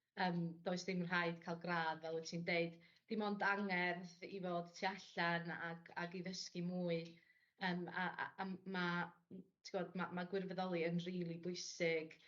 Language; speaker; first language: Welsh; native; Welsh